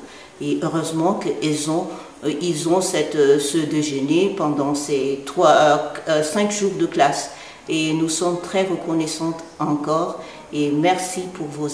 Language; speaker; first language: French; non-native, local second language; Malagasy